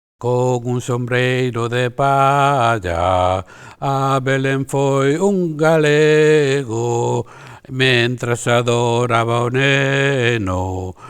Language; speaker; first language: Galician; native; Galician